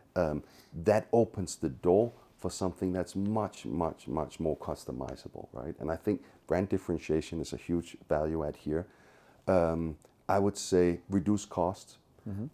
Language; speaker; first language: English; non-native, fluent; Danish